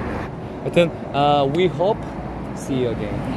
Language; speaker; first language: English; non-native, learner; Korean